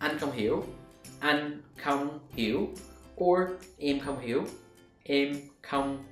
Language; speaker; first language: Vietnamese; non-native, learner; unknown